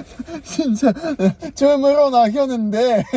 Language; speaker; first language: Korean; non-native, learner; Russian